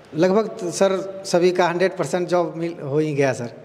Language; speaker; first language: Hindi; native; Hindi